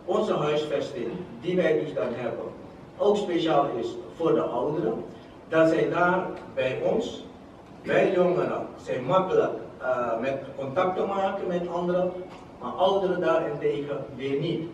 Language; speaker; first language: Dutch; non-native, local second language; Javanese